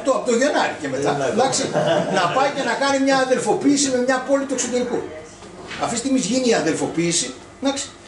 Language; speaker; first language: Greek; early bilingual, heritage; Greek